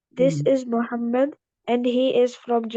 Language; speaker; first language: English; non-native, local second language; Urdu